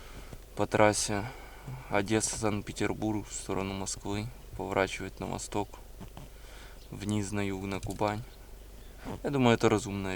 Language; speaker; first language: Russian; native; Russian